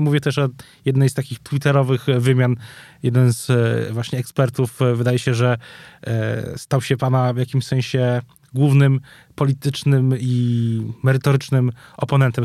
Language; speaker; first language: Polish; native; Polish